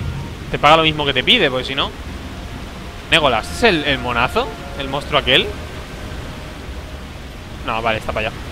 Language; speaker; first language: Spanish; native; Spanish